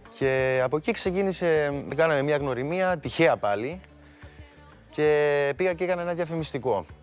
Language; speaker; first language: Greek; native; Greek